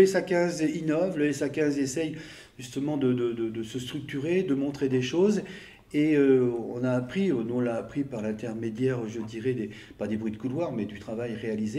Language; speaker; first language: French; native; French